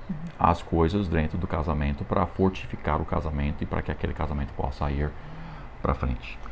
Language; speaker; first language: Portuguese; non-native, fluent; English